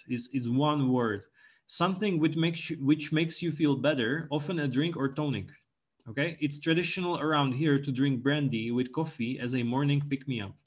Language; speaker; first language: English; non-native, local second language; Czech